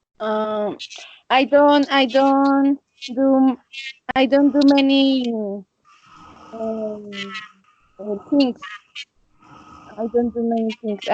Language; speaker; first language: English; non-native, learner; Spanish